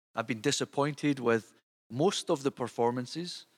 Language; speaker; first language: English; native; English